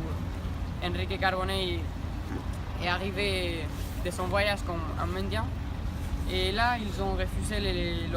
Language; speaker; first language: French; non-native, fluent; Spanish